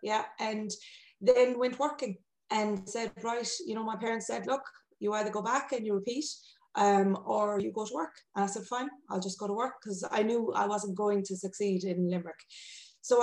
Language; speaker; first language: English; native; English